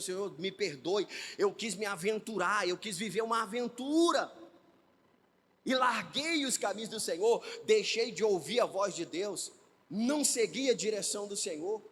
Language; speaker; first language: Portuguese; native; Portuguese